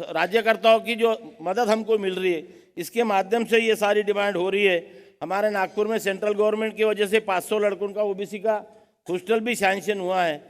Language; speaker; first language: Hindi; non-native, local second language; Marathi